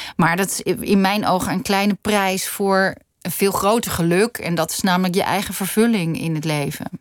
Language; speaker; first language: Dutch; native; Dutch